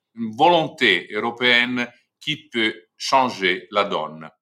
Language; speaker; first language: French; non-native, fluent; Italian